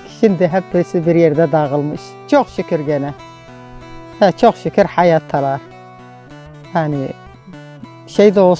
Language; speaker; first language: Turkish; non-native, local second language; Arabic